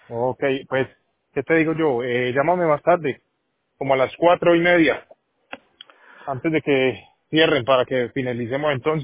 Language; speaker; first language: Spanish; native; Spanish